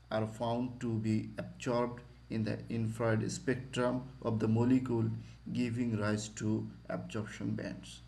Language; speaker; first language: English; non-native, local second language; Bangla